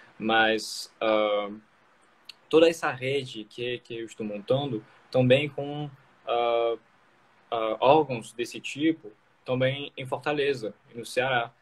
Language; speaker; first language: Portuguese; non-native, fluent; French